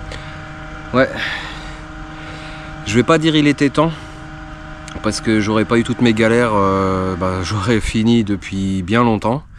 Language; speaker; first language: French; native; French